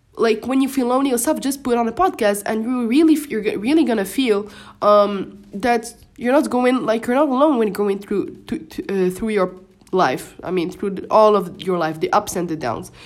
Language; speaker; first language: English; non-native, fluent; Arabic